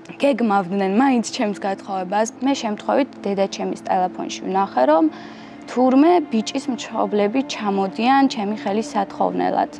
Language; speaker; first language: Georgian; non-native, local second language; Azerbaijani